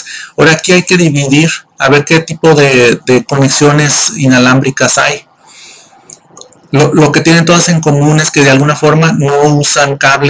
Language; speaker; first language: Spanish; native; Spanish